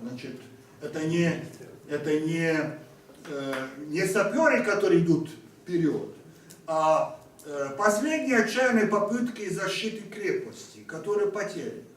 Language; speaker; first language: Russian; non-native, fluent; Hungarian